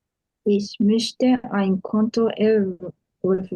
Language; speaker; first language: German; non-native, learner; Korean